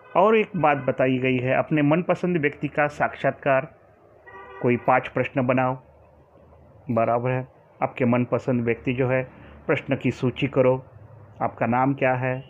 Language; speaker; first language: Hindi; non-native, local second language; Marathi